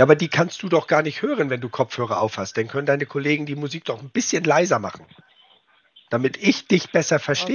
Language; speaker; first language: German; native; German